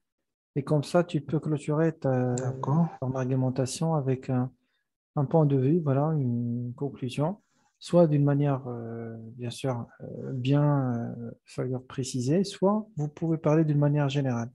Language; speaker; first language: French; non-native, local second language; Arabic